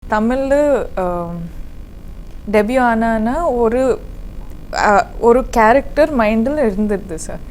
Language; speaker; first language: Tamil; non-native, learner; Kodava